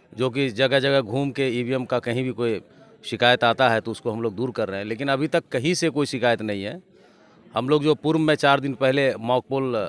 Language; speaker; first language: Hindi; native; Hindi